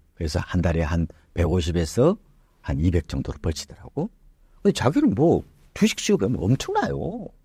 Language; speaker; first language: Korean; native; Korean